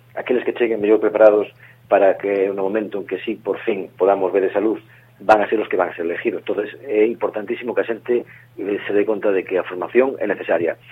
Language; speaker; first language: Galician; non-native, local second language; Spanish